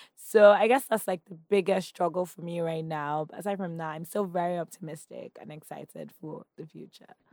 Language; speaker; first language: English; non-native, local second language; Yoruba